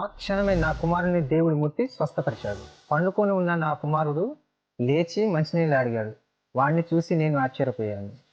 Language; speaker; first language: Telugu; native; Telugu